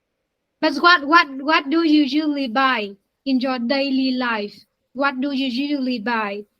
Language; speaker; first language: English; non-native, learner; Vietnamese